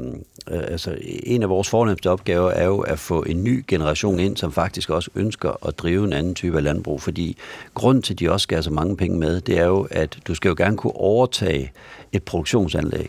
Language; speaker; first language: Danish; native; Danish